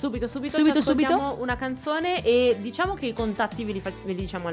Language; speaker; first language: Italian; native; Italian